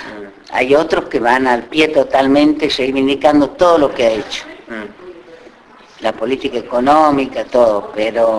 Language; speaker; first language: Spanish; native; Spanish